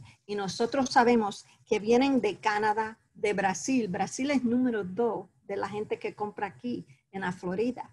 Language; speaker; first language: Spanish; early bilingual, heritage; Spanish